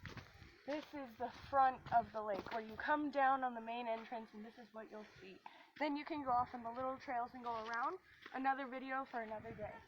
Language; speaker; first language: English; native; English